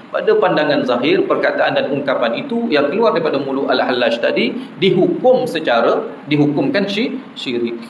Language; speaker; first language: Malay; native; Malay